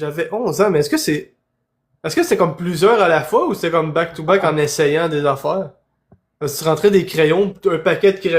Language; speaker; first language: French; native; French